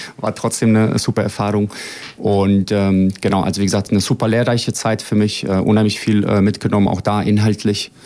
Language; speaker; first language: German; early bilingual, other home language; Bosnian